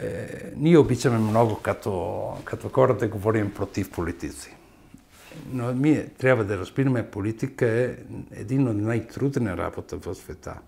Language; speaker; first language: Bulgarian; non-native, fluent; Italian